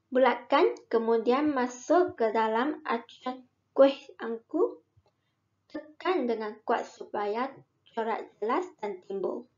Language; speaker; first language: Malay; non-native, local second language; Min Nan Chinese